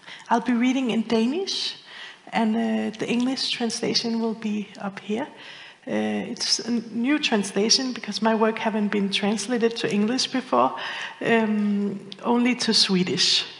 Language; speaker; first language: English; non-native, fluent; Danish